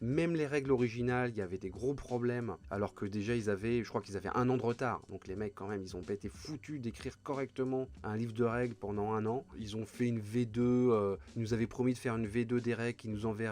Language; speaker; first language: French; native; French